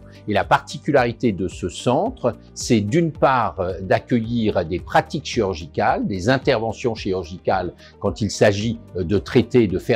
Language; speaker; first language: French; native; French